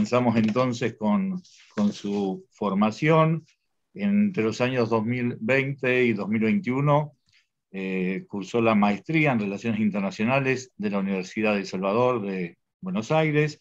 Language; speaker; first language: Spanish; native; Spanish